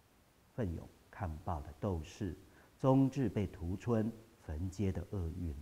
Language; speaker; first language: Chinese; native; Chinese